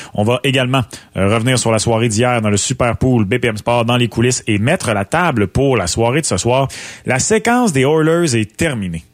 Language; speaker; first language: French; native; French